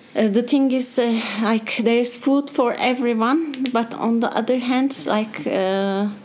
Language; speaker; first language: English; non-native, fluent; Turkish